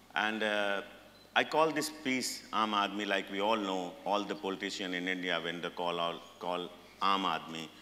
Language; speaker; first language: English; non-native, local second language; Hindi